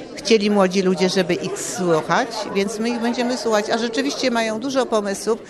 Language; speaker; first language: Polish; native; Polish